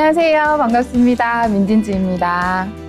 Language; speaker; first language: Korean; native; Korean